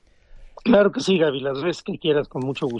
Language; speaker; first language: Spanish; native; Spanish